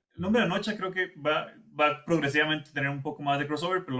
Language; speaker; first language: Spanish; native; Spanish